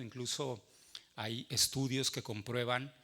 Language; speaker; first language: Spanish; native; Spanish